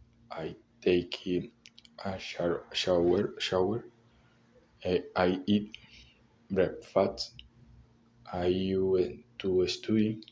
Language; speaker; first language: English; non-native, learner; Spanish